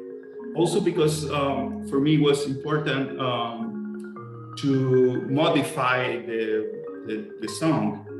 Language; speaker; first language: English; non-native, fluent; Spanish